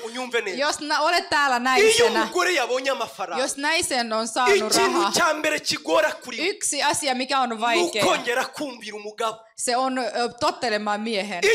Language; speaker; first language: Finnish; non-native, fluent; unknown